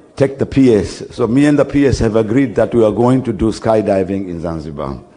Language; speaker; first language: English; non-native, local second language; Swahili